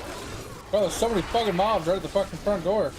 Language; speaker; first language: English; native; English